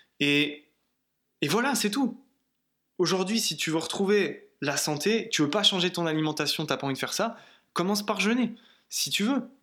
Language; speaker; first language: French; native; French